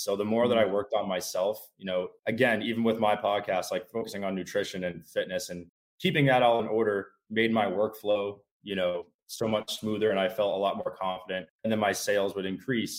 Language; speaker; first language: English; native; English